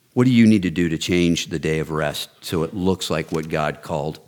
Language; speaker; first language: English; native; English